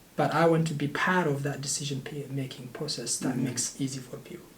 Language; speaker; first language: English; non-native, fluent; Oromo